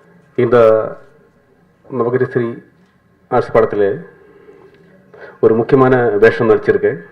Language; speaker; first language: Tamil; non-native, learner; Malayalam